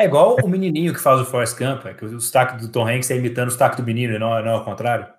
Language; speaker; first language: Portuguese; native; Portuguese